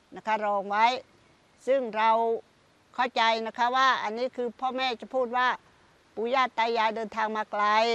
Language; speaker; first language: Thai; non-native, local second language; Khmer